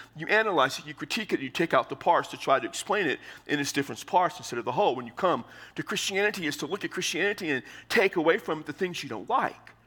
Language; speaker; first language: English; native; English